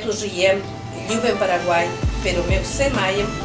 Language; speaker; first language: Ukrainian; early bilingual, heritage; Ukrainian